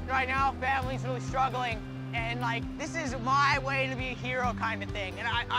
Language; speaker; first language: English; native; English